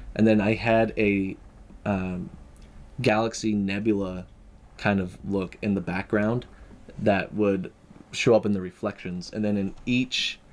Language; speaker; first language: English; native; English